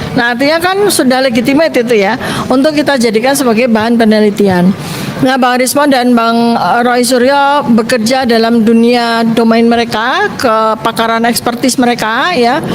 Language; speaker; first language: Indonesian; native; Indonesian